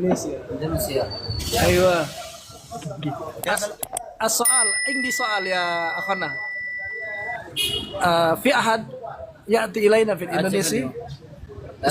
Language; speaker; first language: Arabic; non-native, learner; Indonesian